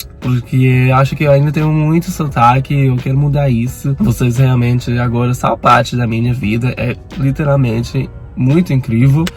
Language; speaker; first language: Portuguese; non-native, learner; Spanish